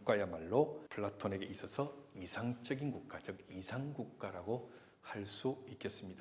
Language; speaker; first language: Korean; native; Korean